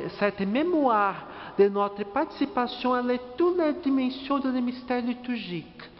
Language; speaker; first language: French; non-native, learner; Portuguese